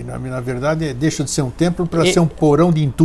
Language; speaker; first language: Portuguese; native; Portuguese